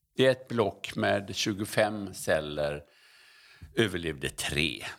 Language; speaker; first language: Swedish; native; Swedish